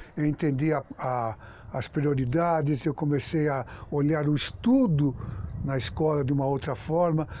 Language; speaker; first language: Portuguese; native; Portuguese